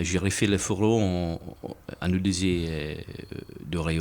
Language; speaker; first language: French; non-native, fluent; English